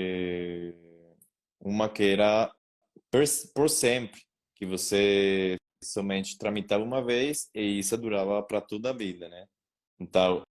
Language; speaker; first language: Portuguese; non-native, learner; Spanish